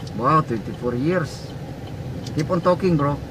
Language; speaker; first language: English; non-native, local second language; Filipino